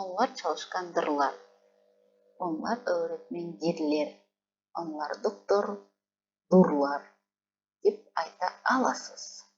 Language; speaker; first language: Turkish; non-native, fluent; Kazakh